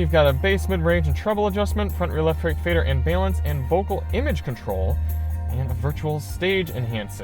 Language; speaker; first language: English; native; English